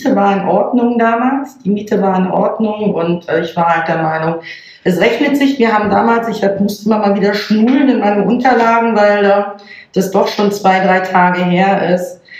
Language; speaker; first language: German; native; German